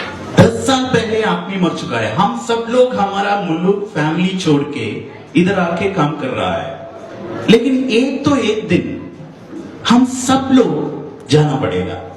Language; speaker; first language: Hindi; non-native, fluent; Bangla